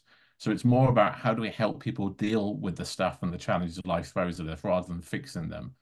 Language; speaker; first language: English; native; English